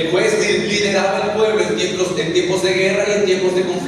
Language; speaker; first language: Spanish; native; Spanish